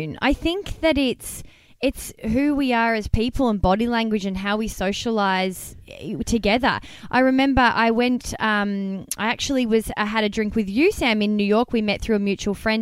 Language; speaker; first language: English; native; English